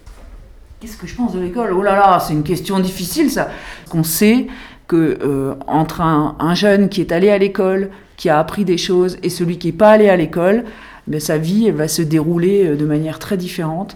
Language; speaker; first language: French; native; French